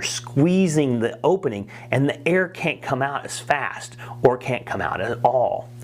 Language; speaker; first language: English; native; English